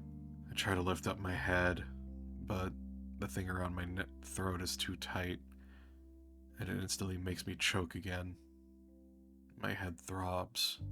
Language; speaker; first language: English; native; English